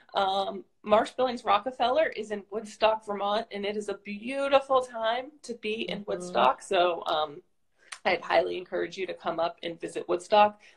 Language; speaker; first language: English; native; English